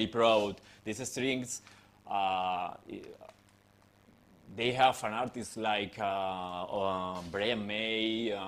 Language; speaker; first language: English; non-native, fluent; Spanish